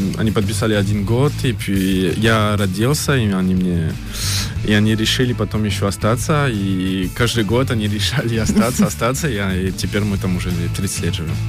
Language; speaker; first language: Russian; early bilingual, heritage; Russian